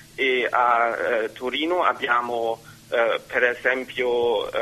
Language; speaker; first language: Italian; non-native, learner; German